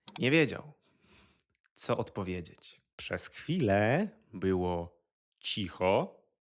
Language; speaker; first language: Polish; native; Polish